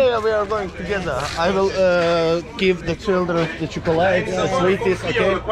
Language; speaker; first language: English; non-native, learner; Azerbaijani